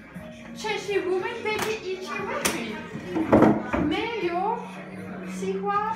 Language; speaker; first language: Chinese; non-native, learner; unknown